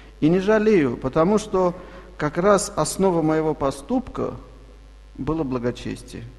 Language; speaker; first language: Russian; non-native, local second language; Armenian